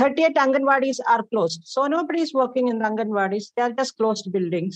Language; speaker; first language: English; non-native, local second language; Malayalam